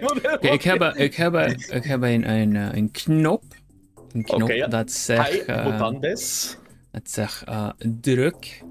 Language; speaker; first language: Dutch; non-native, learner; Swedish